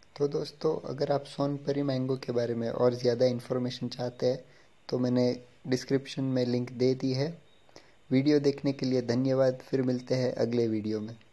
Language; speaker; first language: Hindi; non-native, local second language; Gujarati